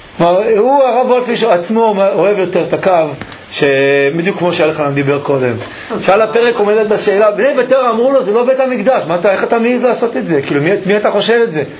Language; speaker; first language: Hebrew; native; Hebrew